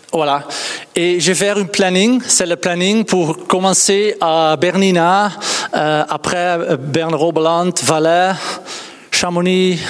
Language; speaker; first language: French; non-native, fluent; Dutch